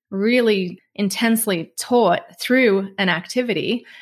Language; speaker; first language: English; native; English